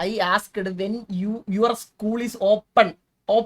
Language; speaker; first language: English; non-native, learner; Malayalam